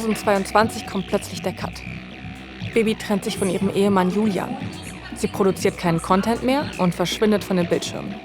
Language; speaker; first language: German; native; German